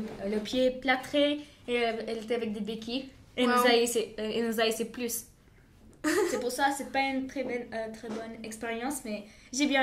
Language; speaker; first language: French; non-native, fluent; Bulgarian